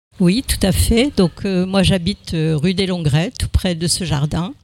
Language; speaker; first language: French; native; French